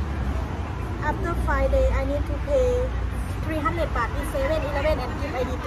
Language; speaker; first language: English; non-native, learner; Thai